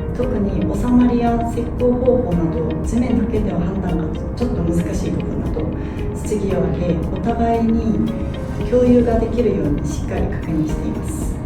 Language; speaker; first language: Japanese; non-native, fluent; Korean